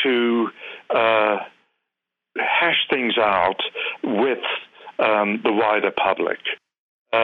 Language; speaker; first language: English; native; English